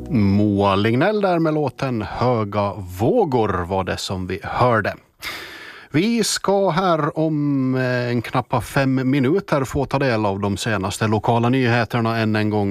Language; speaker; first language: Swedish; native; Swedish